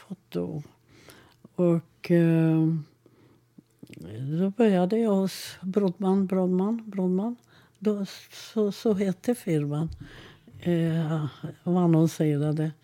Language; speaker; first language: Swedish; non-native, fluent; Hungarian